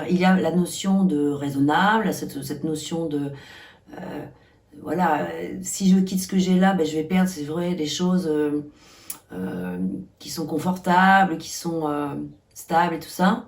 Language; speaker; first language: French; native; French